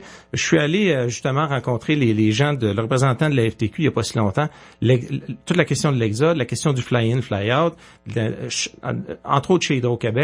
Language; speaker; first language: French; native; French